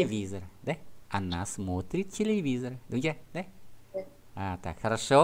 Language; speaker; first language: Russian; non-native, fluent; Vietnamese